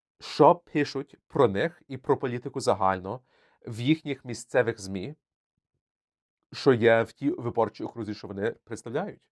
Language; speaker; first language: Ukrainian; early bilingual, heritage; Ukrainian